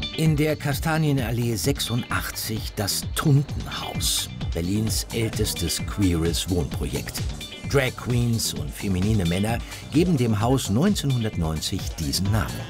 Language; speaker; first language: German; native; German